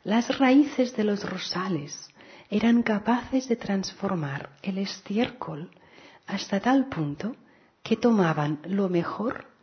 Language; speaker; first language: Spanish; non-native, local second language; Catalan